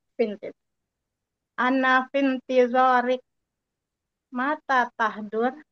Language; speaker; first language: Arabic; non-native, learner; Indonesian